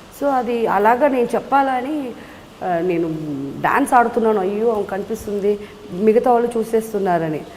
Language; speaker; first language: Telugu; native; Telugu